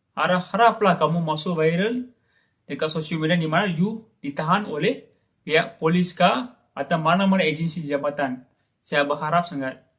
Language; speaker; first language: Malay; non-native, local second language; Tamil